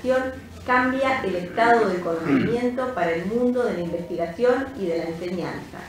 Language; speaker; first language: Spanish; native; Spanish